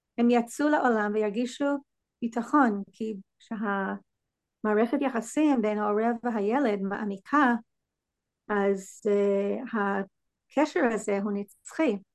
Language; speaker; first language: Hebrew; non-native, fluent; English